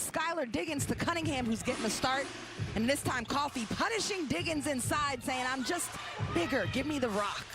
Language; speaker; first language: English; native; English